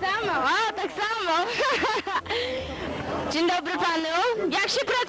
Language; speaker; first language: Polish; early bilingual, heritage; Polish